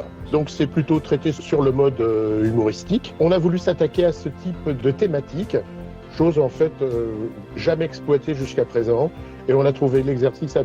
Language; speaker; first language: French; native; French